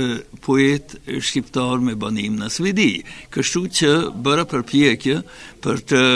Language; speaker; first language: Albanian; non-native, fluent; Swedish